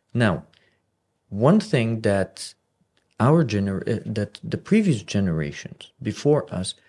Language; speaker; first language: English; non-native, fluent; Arabic